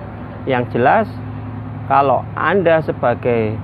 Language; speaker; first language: Indonesian; native; Indonesian